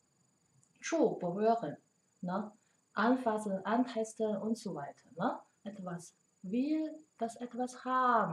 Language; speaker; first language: German; non-native, learner; Chinese